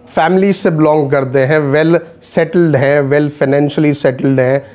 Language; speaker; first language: Hindi; native; Hindi